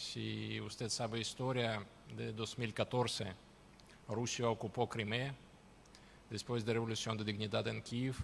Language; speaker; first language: Spanish; non-native, fluent; Ukrainian